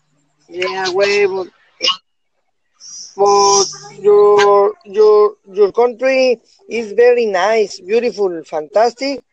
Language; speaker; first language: English; non-native, learner; Spanish